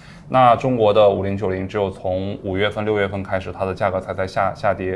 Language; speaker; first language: Chinese; native; Chinese